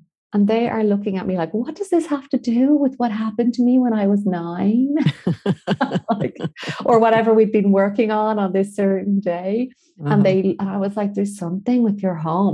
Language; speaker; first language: English; native; English